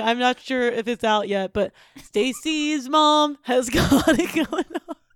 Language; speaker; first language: English; native; English